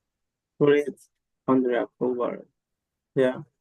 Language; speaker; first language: English; non-native, learner; Spanish